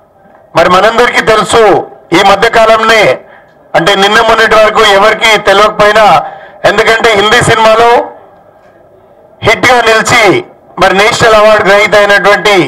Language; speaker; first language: Telugu; native; Telugu